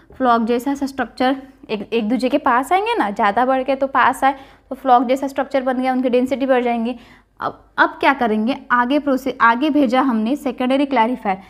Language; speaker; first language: Hindi; non-native, local second language; Marathi